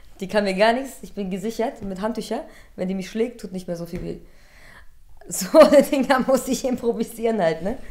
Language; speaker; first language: German; early bilingual, other home language; Polish